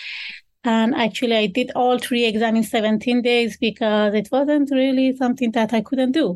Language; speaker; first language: English; non-native, fluent; Persian